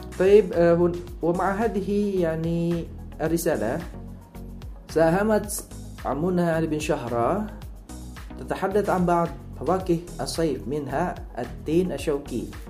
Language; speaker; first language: Arabic; non-native, fluent; Indonesian